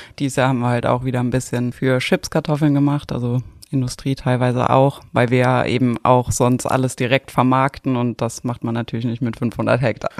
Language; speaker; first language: German; native; German